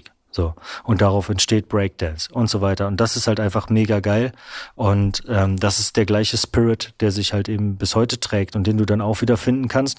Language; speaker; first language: German; native; German